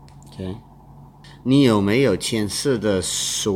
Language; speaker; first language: Chinese; non-native, learner; English